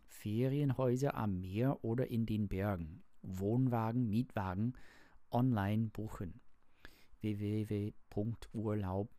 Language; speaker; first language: German; non-native, learner; English